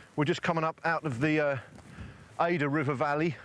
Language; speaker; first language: English; native; English